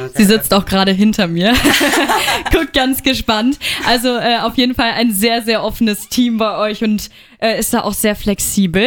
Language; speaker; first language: German; native; German